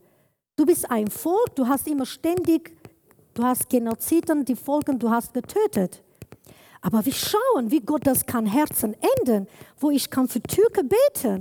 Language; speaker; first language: German; non-native, learner; Kurdish